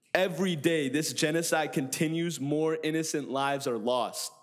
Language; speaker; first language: English; native; English